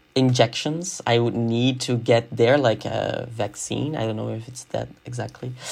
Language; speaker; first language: English; non-native, fluent; Dutch